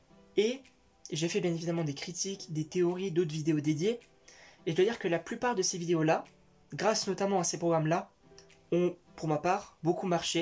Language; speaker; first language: French; native; French